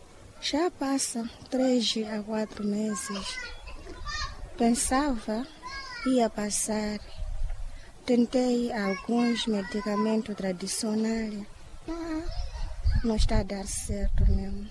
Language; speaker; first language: Portuguese; non-native, local second language; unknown